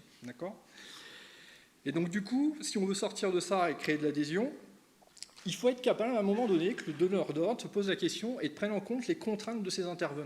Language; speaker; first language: French; native; French